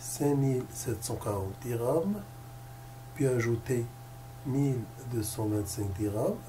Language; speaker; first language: French; non-native, local second language; Arabic